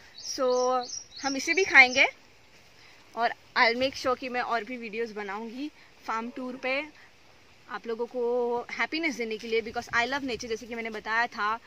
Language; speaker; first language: Hindi; non-native, local second language; Marathi